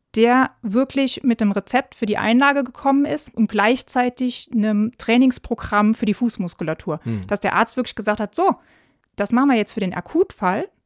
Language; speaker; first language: German; native; German